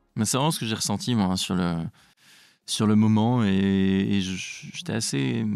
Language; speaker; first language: French; native; French